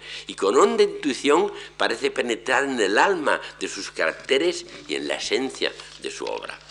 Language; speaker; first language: Spanish; native; Spanish